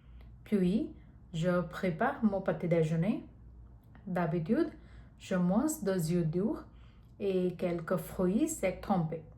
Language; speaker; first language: French; non-native, learner; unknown